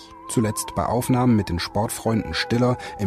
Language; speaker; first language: German; native; German